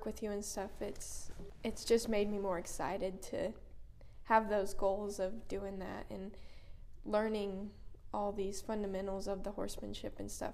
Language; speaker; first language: English; native; English